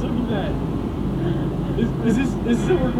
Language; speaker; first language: English; native; English